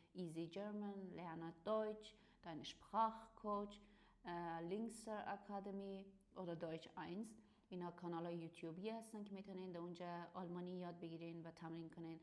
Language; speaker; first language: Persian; native; Persian